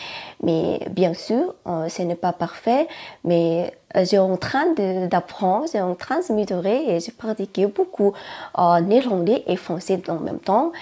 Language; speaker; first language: French; non-native, learner; Thai